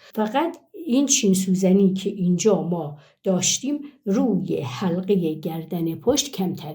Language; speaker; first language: Persian; native; Persian